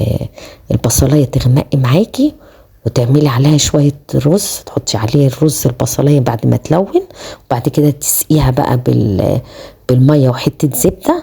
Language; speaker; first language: Arabic; native; Arabic